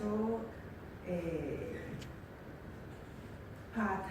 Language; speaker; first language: French; non-native, learner; Spanish